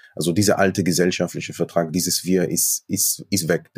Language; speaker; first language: German; non-native, fluent; Hebrew